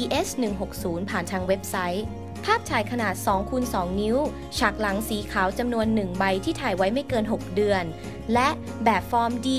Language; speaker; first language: Thai; native; Thai